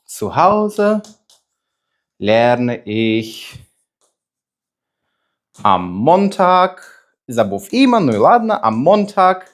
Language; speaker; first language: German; non-native, fluent; Ukrainian